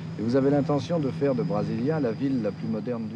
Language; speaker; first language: French; native; French